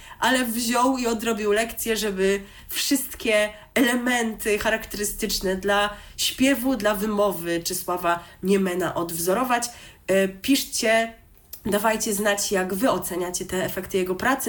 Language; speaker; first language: Polish; native; Polish